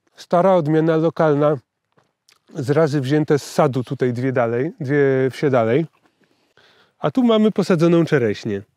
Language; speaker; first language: Polish; native; Polish